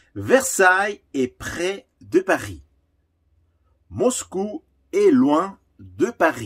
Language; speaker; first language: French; non-native, fluent; Spanish